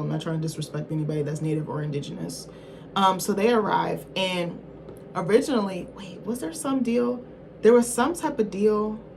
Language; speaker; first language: English; native; English